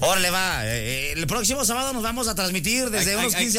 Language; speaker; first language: Spanish; native; Spanish